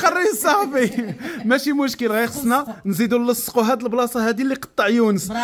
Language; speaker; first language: Arabic; native; Arabic